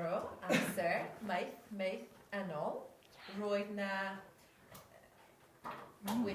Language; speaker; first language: Welsh; non-native, learner; English